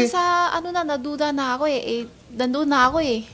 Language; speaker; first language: Filipino; non-native, learner; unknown